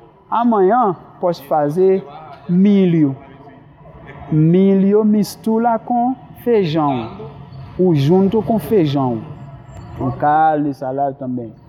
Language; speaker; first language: Portuguese; non-native, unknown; Haitian Creole